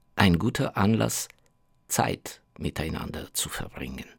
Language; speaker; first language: German; non-native, fluent; Ukrainian